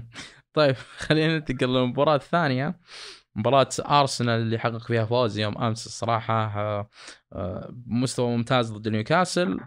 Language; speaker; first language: Arabic; native; Arabic